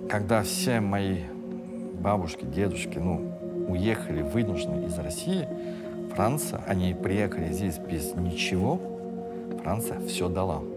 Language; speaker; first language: Russian; early bilingual, heritage; French